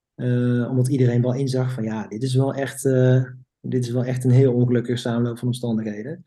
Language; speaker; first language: Dutch; native; Dutch